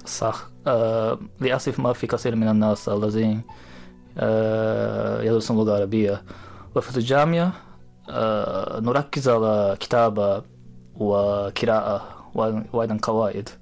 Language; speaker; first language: Arabic; non-native, fluent; Japanese